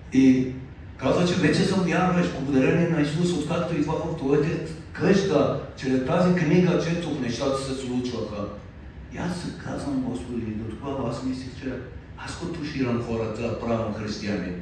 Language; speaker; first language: Bulgarian; non-native, fluent; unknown